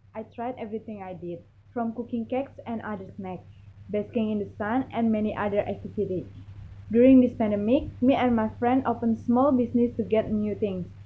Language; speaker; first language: English; non-native, learner; Indonesian